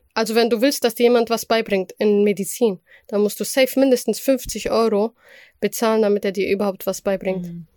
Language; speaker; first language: German; early bilingual, other home language; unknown